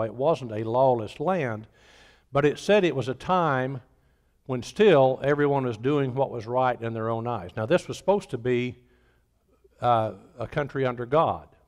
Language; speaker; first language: English; native; English